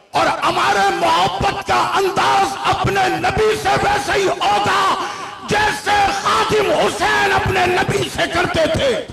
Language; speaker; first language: Urdu; native; Urdu